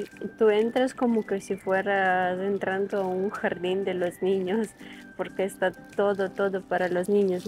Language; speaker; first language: Spanish; non-native, fluent; Ukrainian